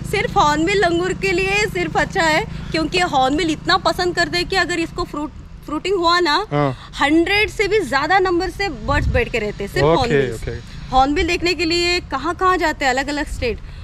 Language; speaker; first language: Hindi; non-native, local second language; Kannada